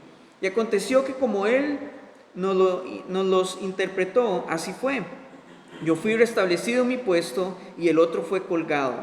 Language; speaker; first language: Spanish; native; Spanish